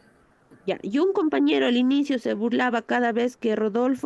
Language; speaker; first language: Spanish; native; Spanish